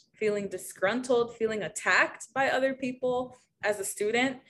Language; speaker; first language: English; early bilingual, other home language; Spanish